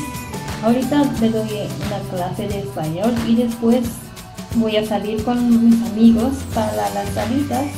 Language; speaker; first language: Spanish; non-native, fluent; Japanese